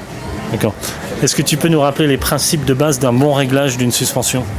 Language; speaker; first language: French; native; French